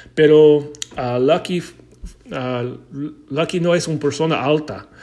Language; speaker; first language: Spanish; non-native, learner; English